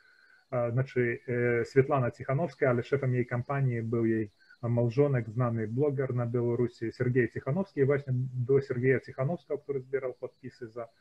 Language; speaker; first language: Polish; early bilingual, heritage; Polish